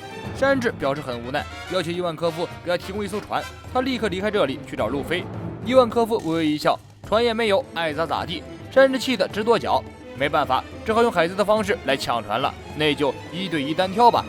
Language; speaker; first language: Chinese; native; Chinese